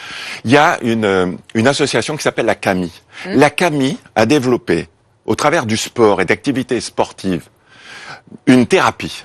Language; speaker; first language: French; native; French